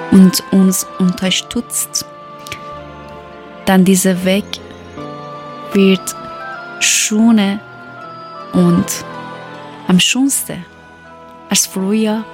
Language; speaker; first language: German; non-native, learner; Persian